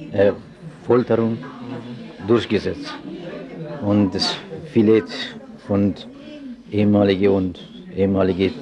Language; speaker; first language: German; non-native, learner; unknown